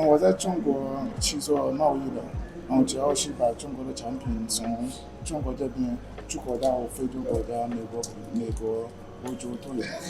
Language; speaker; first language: Chinese; non-native, fluent; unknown